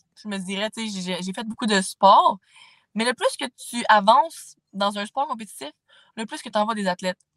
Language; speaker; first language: French; native; French